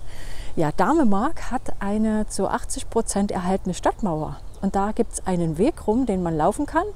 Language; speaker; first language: German; native; German